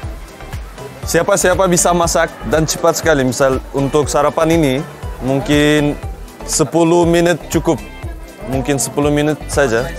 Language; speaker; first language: Indonesian; non-native, fluent; Turkish